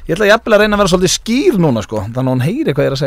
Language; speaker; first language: Icelandic; native; Icelandic